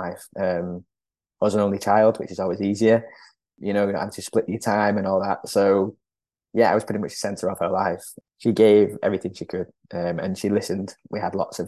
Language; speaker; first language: English; native; English